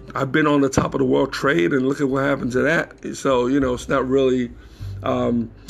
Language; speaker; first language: English; native; English